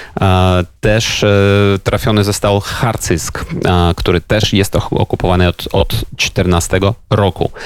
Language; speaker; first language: Polish; non-native, fluent; Ukrainian